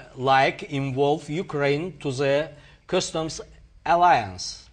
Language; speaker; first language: English; non-native, learner; Azerbaijani